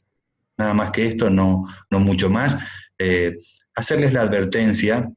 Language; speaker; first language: Spanish; native; Spanish